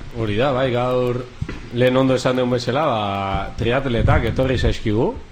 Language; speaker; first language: Basque; native; Basque